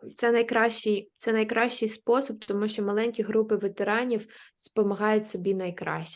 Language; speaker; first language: Ukrainian; native; Ukrainian